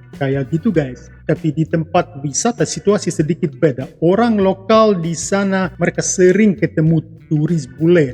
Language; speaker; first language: Indonesian; non-native, fluent; Russian